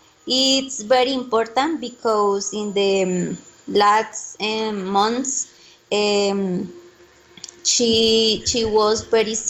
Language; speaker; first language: English; non-native, learner; Spanish